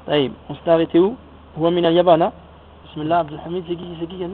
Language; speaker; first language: Arabic; non-native, fluent; French